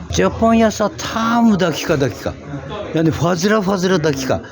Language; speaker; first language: Turkish; non-native, learner; Japanese